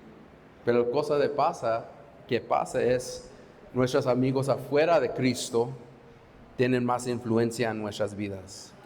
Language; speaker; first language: Spanish; non-native, fluent; English